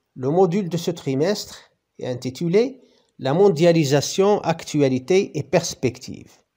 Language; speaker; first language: French; non-native, local second language; Arabic